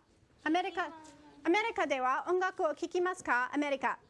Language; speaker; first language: Japanese; non-native, fluent; English